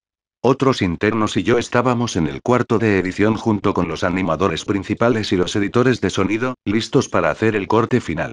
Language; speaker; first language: Spanish; native; Spanish